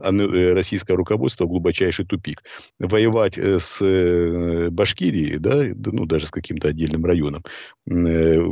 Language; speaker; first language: Russian; native; Russian